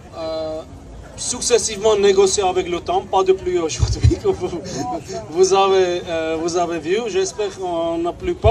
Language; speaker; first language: French; non-native, fluent; Armenian